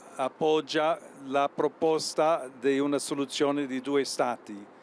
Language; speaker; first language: Italian; non-native, fluent; English